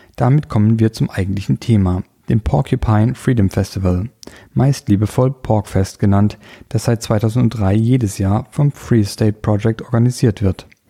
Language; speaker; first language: German; native; German